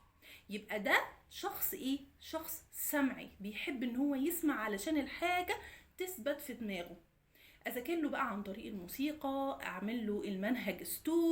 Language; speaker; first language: Arabic; native; Arabic